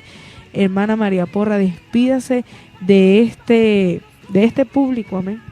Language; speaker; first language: Spanish; native; Spanish